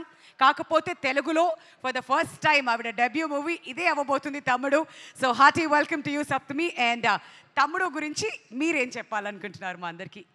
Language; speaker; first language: Telugu; native; Telugu